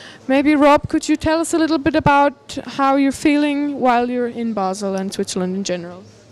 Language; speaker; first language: English; non-native, fluent; German